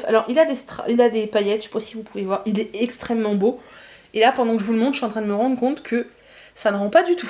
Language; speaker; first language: French; native; French